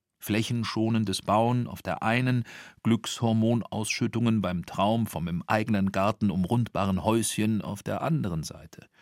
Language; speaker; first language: German; native; German